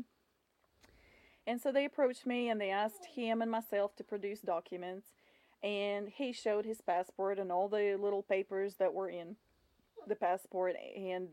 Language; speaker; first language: English; non-native, fluent; Russian